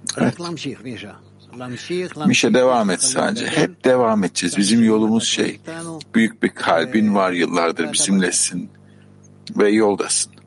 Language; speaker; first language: Turkish; native; Turkish